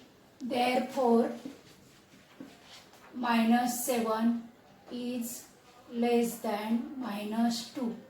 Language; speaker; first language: English; non-native, local second language; Marathi